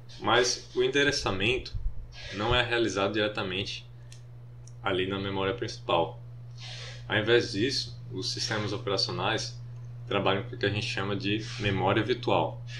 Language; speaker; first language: Portuguese; native; Portuguese